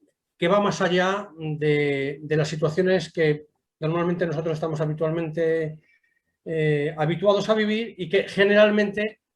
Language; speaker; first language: Spanish; native; Spanish